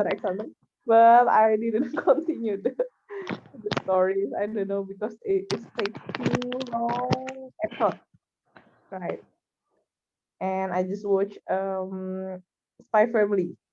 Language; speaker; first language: English; non-native, learner; Indonesian